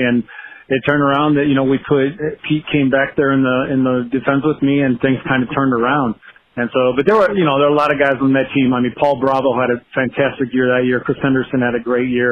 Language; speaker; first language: English; native; English